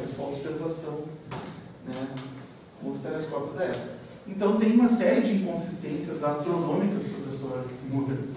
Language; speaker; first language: Portuguese; native; Portuguese